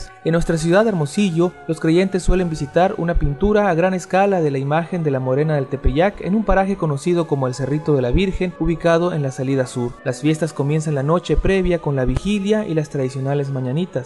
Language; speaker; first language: Spanish; native; Spanish